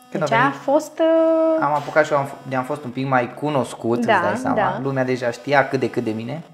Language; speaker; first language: Romanian; native; Romanian